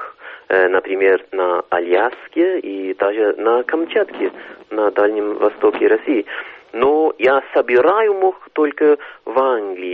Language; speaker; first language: Russian; non-native, fluent; English